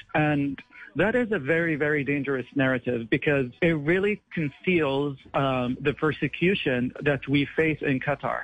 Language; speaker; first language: English; non-native, fluent; Arabic